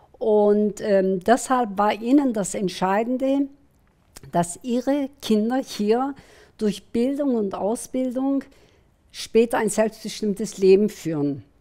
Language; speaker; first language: German; early bilingual, other home language; Kurdish